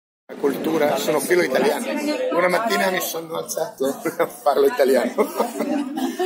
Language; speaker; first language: Italian; non-native, fluent; Serbian